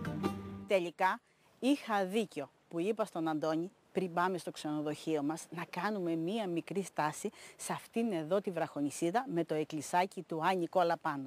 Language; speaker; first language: Greek; native; Greek